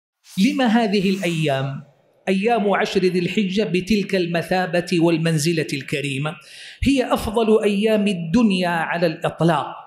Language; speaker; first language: Arabic; native; Arabic